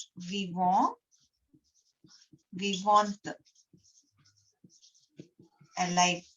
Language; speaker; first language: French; non-native, learner; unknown